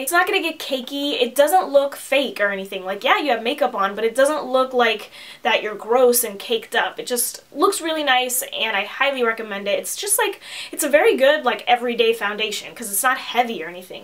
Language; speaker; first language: English; native; English